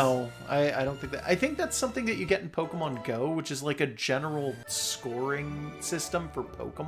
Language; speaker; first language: English; native; English